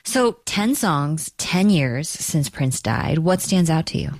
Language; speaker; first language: English; native; English